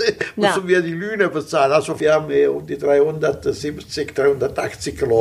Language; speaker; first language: German; non-native, local second language; Italian